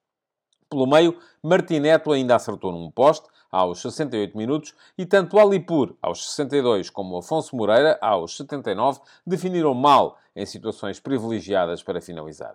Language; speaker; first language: Portuguese; native; Portuguese